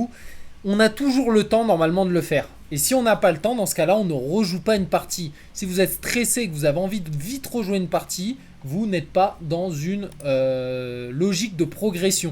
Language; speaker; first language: French; native; French